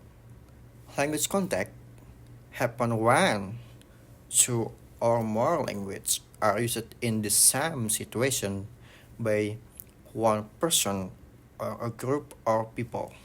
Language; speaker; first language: English; non-native, learner; Indonesian